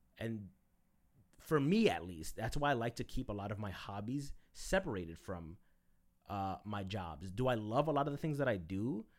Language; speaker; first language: English; early bilingual, other home language; Spanish